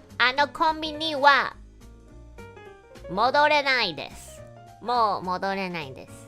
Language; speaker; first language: Japanese; non-native, learner; English